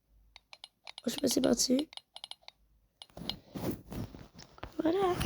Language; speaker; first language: French; native; French